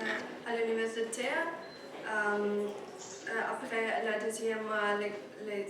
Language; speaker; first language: French; non-native, learner; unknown